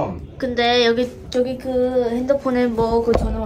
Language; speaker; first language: Korean; early bilingual, heritage; English